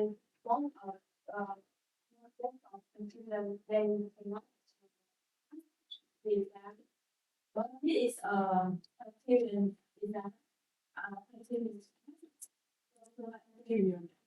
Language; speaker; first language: English; non-native, learner; Vietnamese